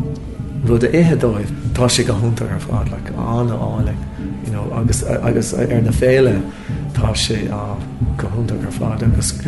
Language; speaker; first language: Irish; non-native, local second language; English